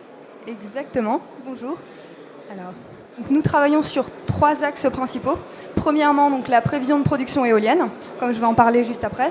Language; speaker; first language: French; native; French